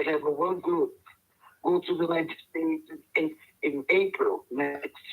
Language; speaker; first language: English; non-native, learner; Portuguese